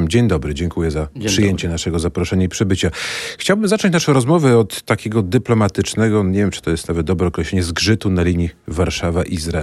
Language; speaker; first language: Polish; native; Polish